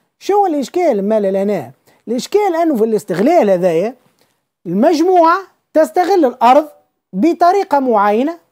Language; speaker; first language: Arabic; native; Arabic